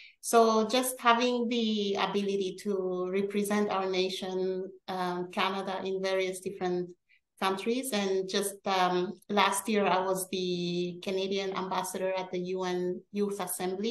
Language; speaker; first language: English; early bilingual, other home language; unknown